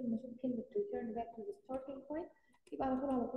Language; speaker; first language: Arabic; native; Arabic